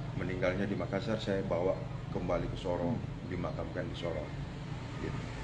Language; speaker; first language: Indonesian; native; Indonesian